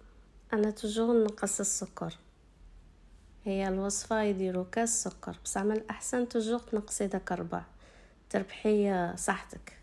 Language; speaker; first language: Arabic; native; Arabic